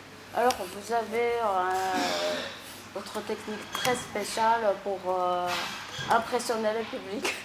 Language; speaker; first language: French; non-native, fluent; Japanese